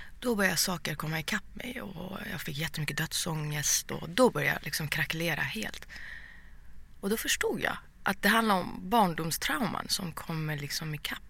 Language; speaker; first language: Swedish; early bilingual, other home language; Persian